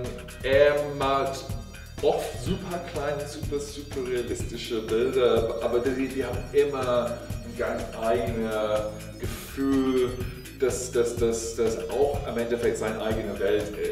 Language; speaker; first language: German; non-native, learner; English